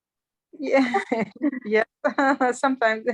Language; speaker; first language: English; non-native, learner; Arabic